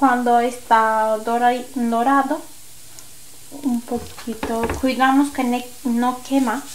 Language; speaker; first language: Spanish; non-native, learner; Turkish